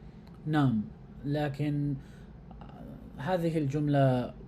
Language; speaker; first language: Arabic; non-native, learner; English